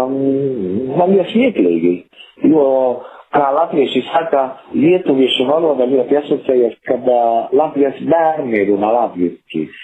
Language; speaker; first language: Latvian; non-native, fluent; Italian